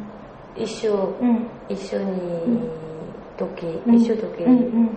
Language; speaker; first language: Japanese; non-native, learner; Korean